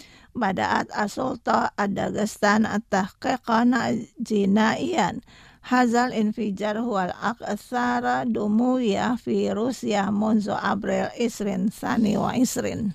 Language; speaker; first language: Arabic; non-native, fluent; Indonesian